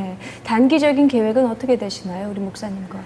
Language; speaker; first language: Korean; native; Korean